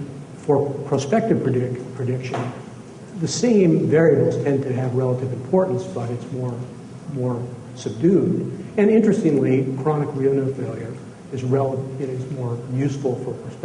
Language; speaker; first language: English; native; English